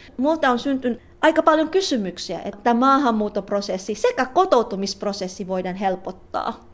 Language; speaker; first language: Finnish; non-native, fluent; Filipino